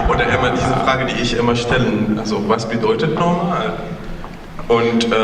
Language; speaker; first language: German; non-native, learner; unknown